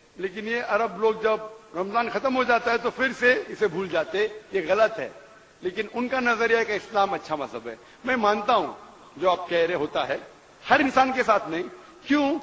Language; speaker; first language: Urdu; non-native, local second language; Konkani